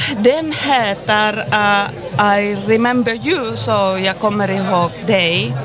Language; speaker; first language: Swedish; non-native, fluent; Finnish